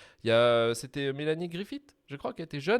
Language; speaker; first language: French; native; French